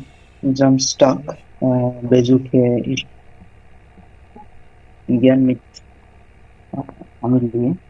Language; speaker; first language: German; non-native, learner; Bangla